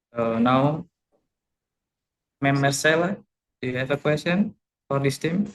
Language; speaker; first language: English; non-native, learner; Indonesian